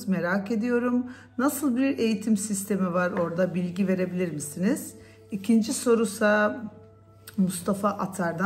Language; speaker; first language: Turkish; early bilingual, heritage; Turkish